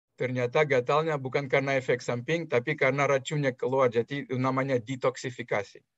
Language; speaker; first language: Indonesian; non-native, fluent; Russian